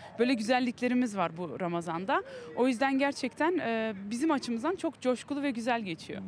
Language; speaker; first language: Turkish; early bilingual, heritage; Turkish